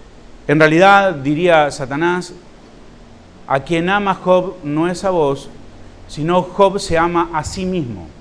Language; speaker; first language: Spanish; native; Spanish